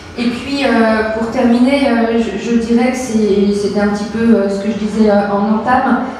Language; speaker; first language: French; native; French